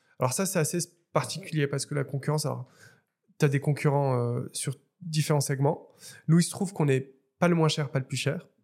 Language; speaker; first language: French; non-native, local second language; Arabic